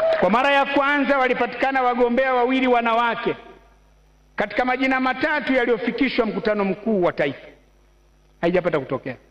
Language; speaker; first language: Swahili; native; Swahili